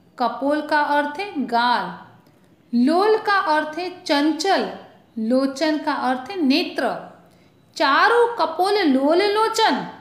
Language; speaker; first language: Hindi; non-native, local second language; Gujarati